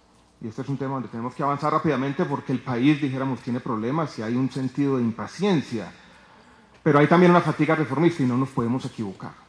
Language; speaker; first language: Spanish; native; Spanish